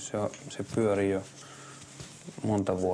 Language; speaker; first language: Finnish; non-native, fluent; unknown